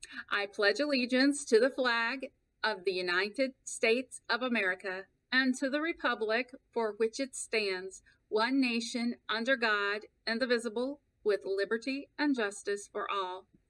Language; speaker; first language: English; native; English